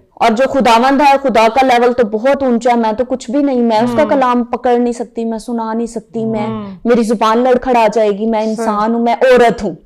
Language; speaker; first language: Urdu; native; Urdu